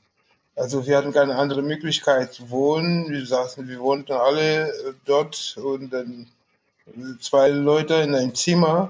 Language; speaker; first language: German; non-native, fluent; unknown